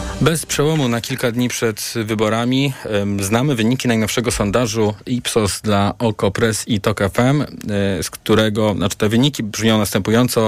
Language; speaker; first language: Polish; native; Polish